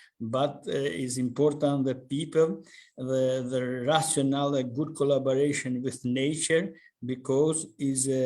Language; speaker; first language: English; non-native, learner; Albanian